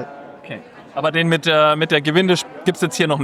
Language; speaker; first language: German; native; German